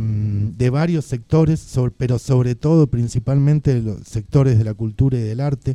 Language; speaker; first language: Spanish; native; Spanish